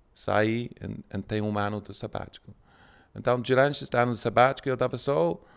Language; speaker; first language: Portuguese; non-native, fluent; English